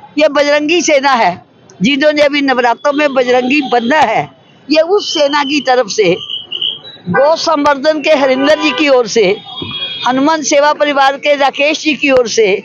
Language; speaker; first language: Hindi; non-native, local second language; Punjabi